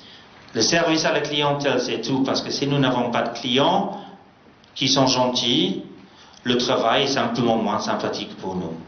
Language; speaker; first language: French; non-native, fluent; English